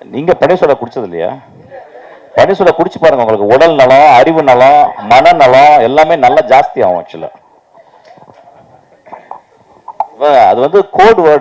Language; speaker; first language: Tamil; native; Tamil